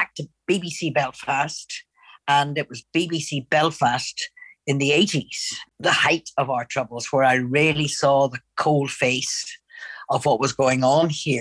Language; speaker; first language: English; native; English